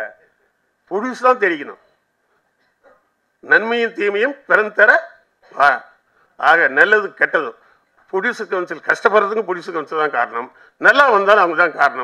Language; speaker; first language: Tamil; native; Tamil